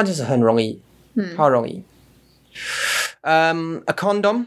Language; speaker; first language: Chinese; non-native, learner; English